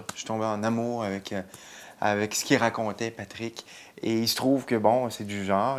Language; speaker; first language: French; native; French